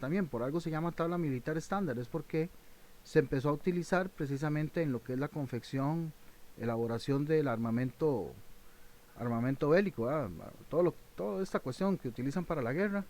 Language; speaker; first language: Spanish; native; Spanish